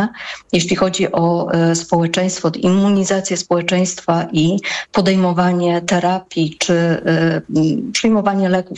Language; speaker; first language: Polish; native; Polish